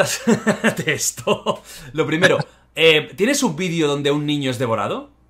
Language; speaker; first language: Spanish; native; Spanish